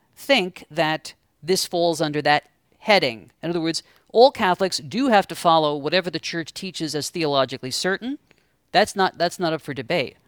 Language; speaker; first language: English; native; English